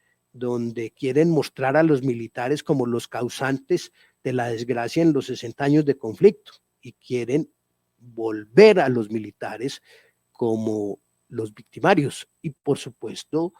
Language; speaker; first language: Spanish; native; Spanish